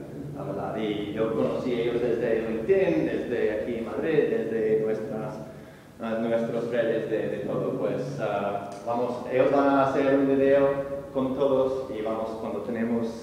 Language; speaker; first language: Spanish; non-native, learner; English